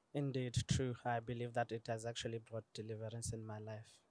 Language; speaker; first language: English; non-native, local second language; Tswana